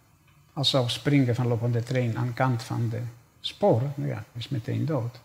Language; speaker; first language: Dutch; non-native, fluent; Polish